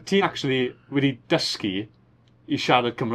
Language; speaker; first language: Welsh; native; Welsh